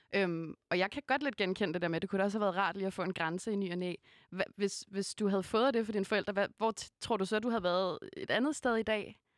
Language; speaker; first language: Danish; native; Danish